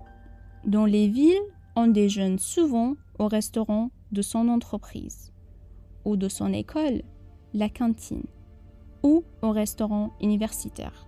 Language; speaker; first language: French; non-native, fluent; Arabic